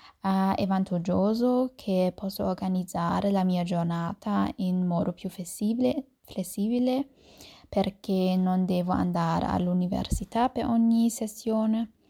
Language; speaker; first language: Italian; non-native, learner; German